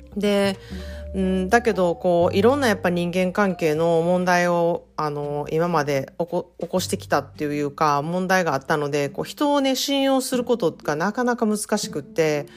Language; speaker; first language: Japanese; native; Japanese